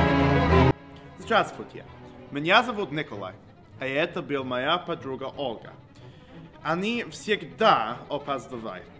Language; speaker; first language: Russian; non-native, learner; English